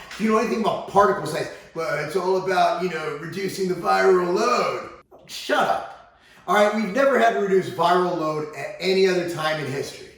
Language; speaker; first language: English; native; English